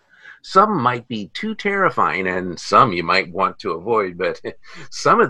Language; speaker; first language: English; native; English